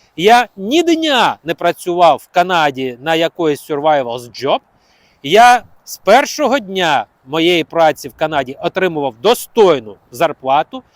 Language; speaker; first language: Ukrainian; native; Ukrainian